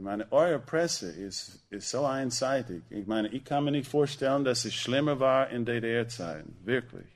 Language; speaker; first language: German; non-native, fluent; English